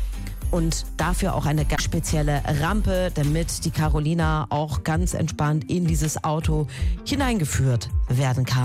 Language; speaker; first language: German; native; German